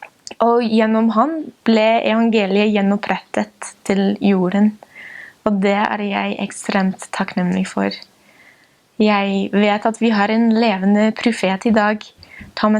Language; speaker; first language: Norwegian; non-native, fluent; English